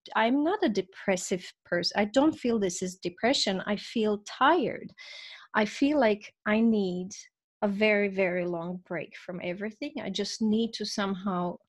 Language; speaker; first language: English; non-native, fluent; Croatian